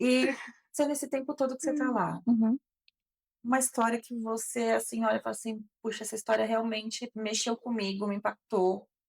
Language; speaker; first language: Portuguese; native; Portuguese